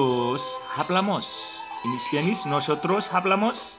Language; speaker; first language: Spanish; non-native, learner; Nepali